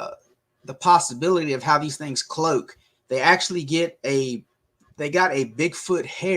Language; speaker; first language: English; native; English